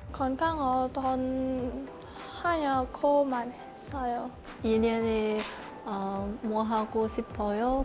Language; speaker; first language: Korean; non-native, learner; Vietnamese